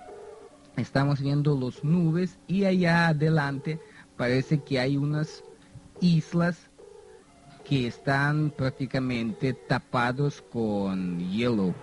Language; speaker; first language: Spanish; non-native, fluent; Russian